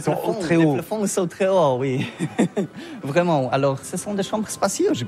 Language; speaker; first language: French; non-native, learner; Polish